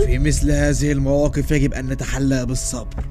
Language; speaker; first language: Arabic; native; Arabic